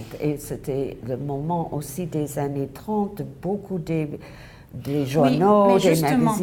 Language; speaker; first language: French; non-native, fluent; English